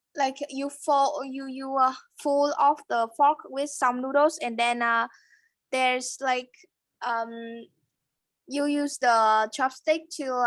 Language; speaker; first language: English; non-native, learner; Vietnamese